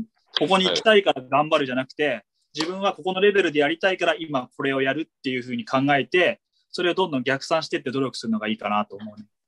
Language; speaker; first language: Japanese; native; Japanese